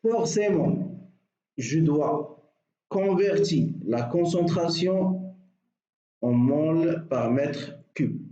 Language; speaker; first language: French; non-native, local second language; Arabic